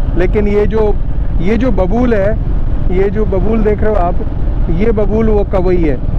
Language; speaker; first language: Hindi; native; Hindi